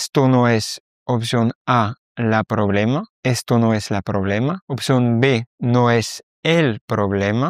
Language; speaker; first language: Spanish; non-native, fluent; French